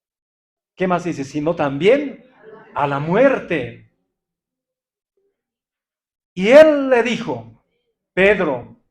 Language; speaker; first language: Spanish; non-native, local second language; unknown